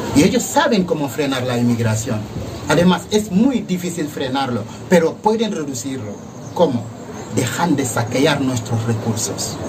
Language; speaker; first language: Spanish; non-native, fluent; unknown